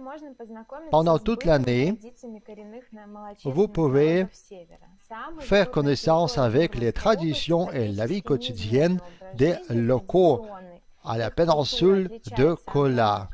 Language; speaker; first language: French; non-native, fluent; Russian